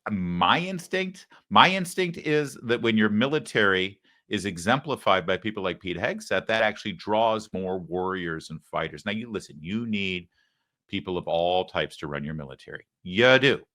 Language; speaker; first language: English; native; English